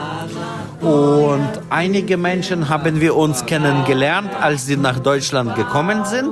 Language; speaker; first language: German; non-native, fluent; Ukrainian